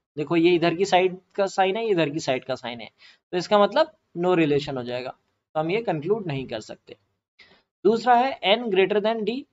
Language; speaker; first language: Hindi; native; Hindi